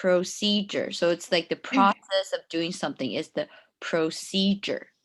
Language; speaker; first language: English; non-native, fluent; Chinese